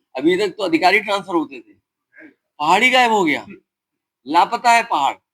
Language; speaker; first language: Hindi; native; Hindi